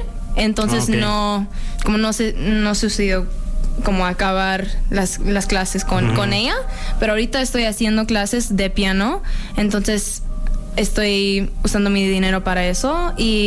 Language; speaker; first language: Spanish; non-native, learner; English